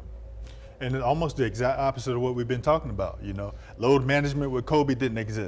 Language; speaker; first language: English; native; English